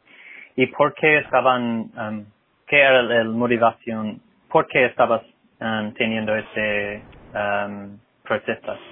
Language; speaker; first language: Spanish; non-native, fluent; English